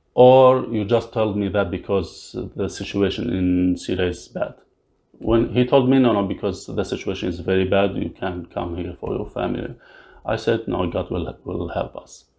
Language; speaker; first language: English; non-native, learner; Arabic